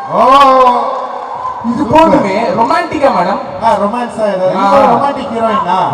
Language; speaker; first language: Tamil; native; Tamil